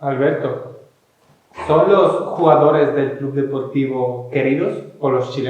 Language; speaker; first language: Spanish; non-native, fluent; Ukrainian